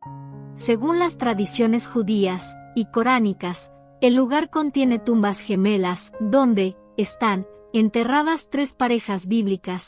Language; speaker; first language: Spanish; native; Spanish